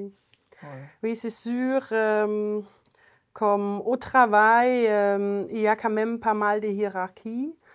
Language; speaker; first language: French; non-native, fluent; German